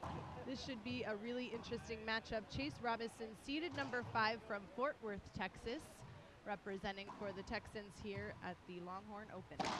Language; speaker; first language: English; native; English